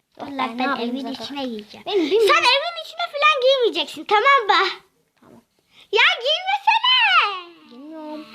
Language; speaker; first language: Turkish; native; Turkish